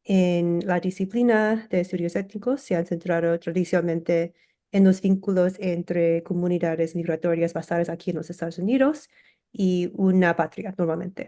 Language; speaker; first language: Spanish; early bilingual, heritage; English